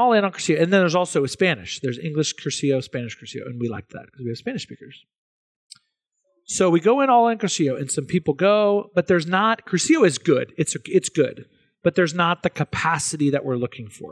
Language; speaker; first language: English; native; English